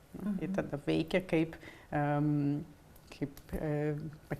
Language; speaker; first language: Lithuanian; early bilingual, heritage; Lithuanian